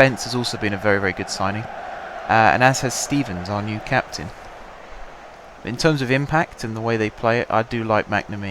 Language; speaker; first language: English; native; English